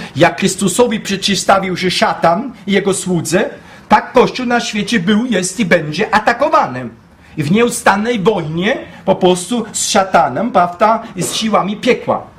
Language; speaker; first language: Polish; non-native, fluent; German